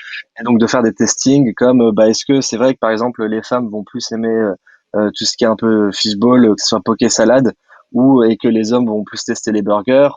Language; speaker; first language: French; native; French